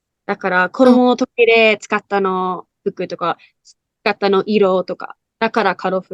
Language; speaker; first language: Japanese; non-native, learner; English